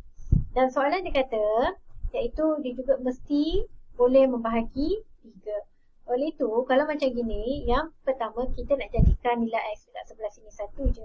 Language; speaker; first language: Malay; native; Malay